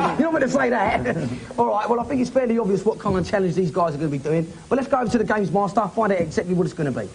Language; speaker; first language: English; native; English